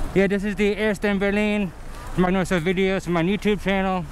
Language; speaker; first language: German; non-native, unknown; English